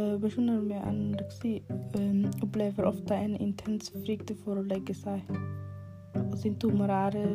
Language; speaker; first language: Norwegian; non-native, learner; Arabic